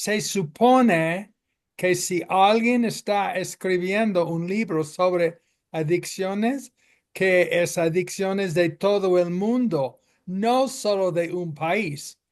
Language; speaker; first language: Spanish; non-native, fluent; English